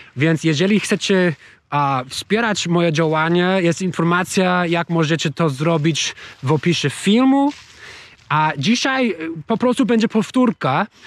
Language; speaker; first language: Polish; non-native, learner; English